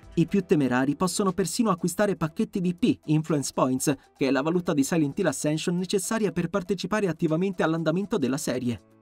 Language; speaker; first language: Italian; native; Italian